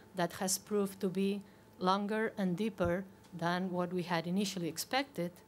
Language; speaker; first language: English; non-native, fluent; Catalan